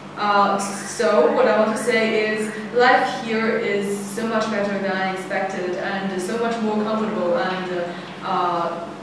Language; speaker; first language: English; non-native, fluent; Chinese